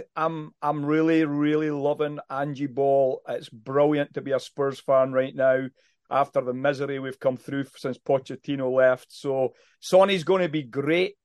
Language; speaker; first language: English; native; English